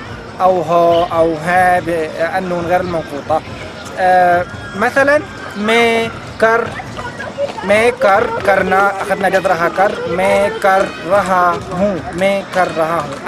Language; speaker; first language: Arabic; native; Arabic